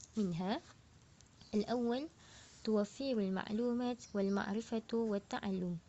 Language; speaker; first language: Arabic; non-native, learner; Malay